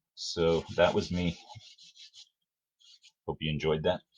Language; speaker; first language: English; native; English